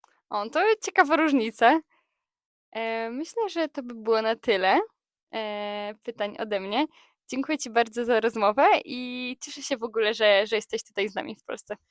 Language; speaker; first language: Polish; native; Polish